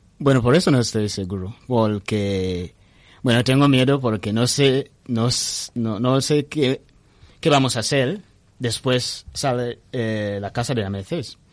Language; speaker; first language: Spanish; non-native, learner; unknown